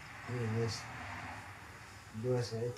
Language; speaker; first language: Indonesian; non-native, local second language; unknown